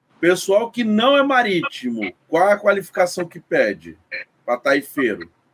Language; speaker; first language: Portuguese; native; Portuguese